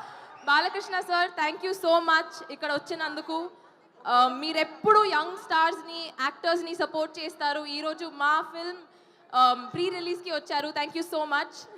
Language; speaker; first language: Telugu; non-native, local second language; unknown